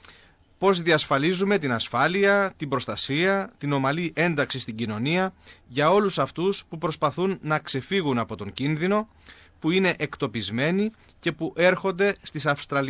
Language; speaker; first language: Greek; native; Greek